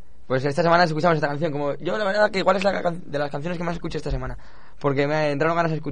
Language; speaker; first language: Spanish; native; Spanish